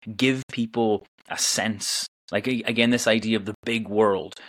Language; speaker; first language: English; native; English